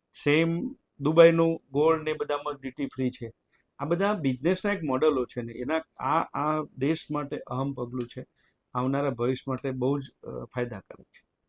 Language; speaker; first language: Gujarati; native; Gujarati